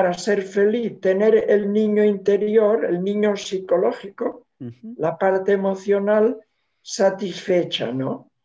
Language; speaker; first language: Spanish; non-native, local second language; Catalan